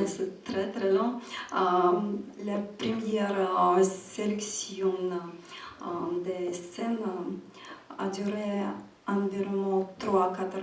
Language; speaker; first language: French; non-native, fluent; Ukrainian